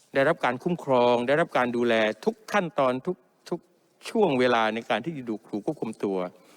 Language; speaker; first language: Thai; non-native, local second language; Pattani Malay